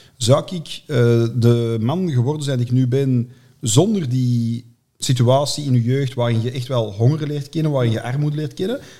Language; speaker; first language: Dutch; native; Dutch